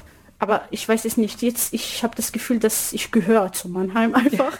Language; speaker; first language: German; non-native, learner; Arabic